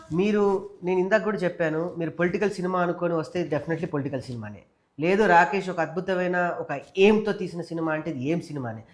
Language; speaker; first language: Telugu; native; Telugu